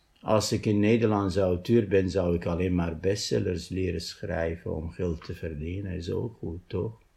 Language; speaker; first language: Dutch; non-native, fluent; Arabic